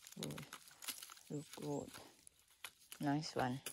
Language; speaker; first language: English; non-native, learner; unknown